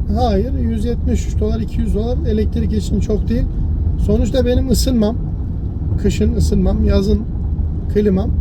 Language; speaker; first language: Turkish; early bilingual, heritage; Turkish